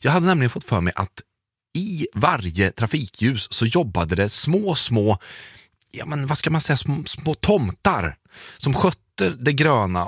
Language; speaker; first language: Swedish; native; Swedish